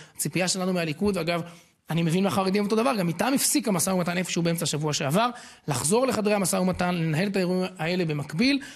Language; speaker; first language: Hebrew; native; Hebrew